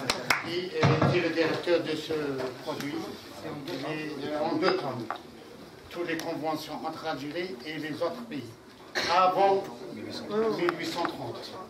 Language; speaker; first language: French; non-native, local second language; Arabic